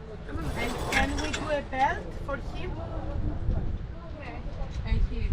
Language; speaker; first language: English; non-native, fluent; Greek